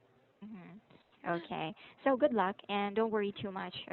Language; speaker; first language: English; non-native, local second language; Filipino